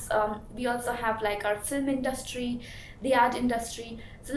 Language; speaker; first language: English; non-native, local second language; Hindi